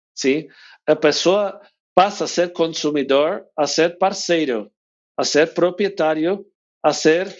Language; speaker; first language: Portuguese; non-native, learner; English